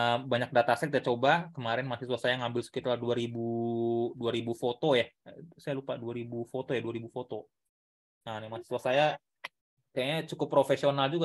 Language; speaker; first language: Indonesian; native; Indonesian